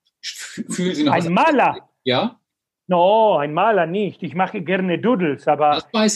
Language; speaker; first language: German; non-native, fluent; Spanish